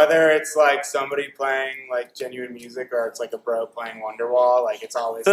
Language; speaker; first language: English; native; English